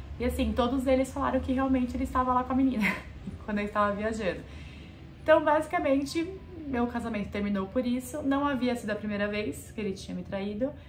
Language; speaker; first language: Portuguese; native; Portuguese